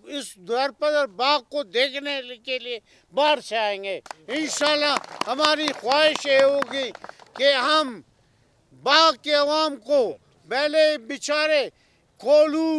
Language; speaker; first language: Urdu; non-native, local second language; Baluchi